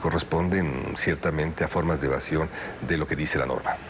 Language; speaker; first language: Spanish; native; Spanish